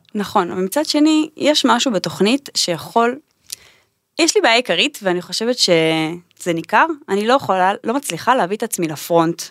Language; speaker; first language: Hebrew; native; Hebrew